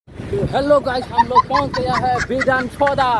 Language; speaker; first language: Hindi; non-native, local second language; Kok Borok